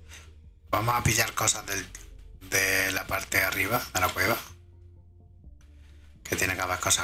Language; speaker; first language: Spanish; native; Spanish